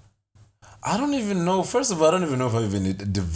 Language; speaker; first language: English; non-native, local second language; Shona